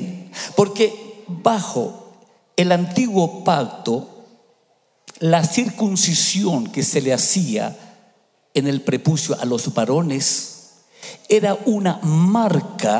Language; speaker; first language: Spanish; native; Spanish